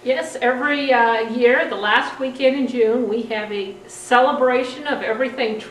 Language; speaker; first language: English; native; English